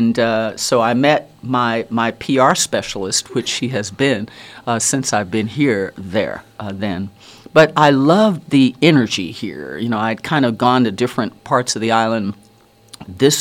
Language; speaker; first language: English; native; English